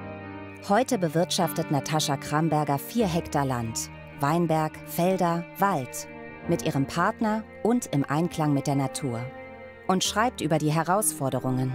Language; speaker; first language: German; native; German